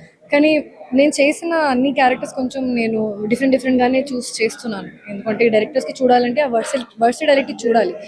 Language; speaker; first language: Telugu; non-native, fluent; Hindi